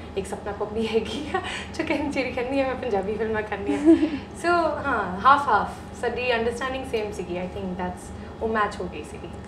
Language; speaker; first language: Punjabi; early bilingual, heritage; Punjabi